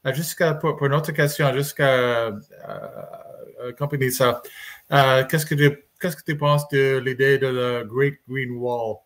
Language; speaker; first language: French; non-native, learner; English